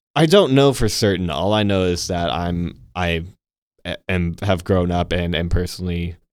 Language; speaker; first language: English; native; English